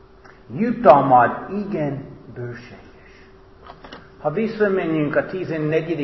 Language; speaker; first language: Hungarian; non-native, fluent; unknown